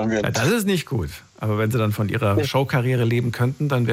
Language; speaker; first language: German; native; German